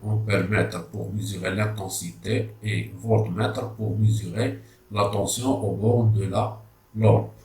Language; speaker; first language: French; non-native, local second language; Arabic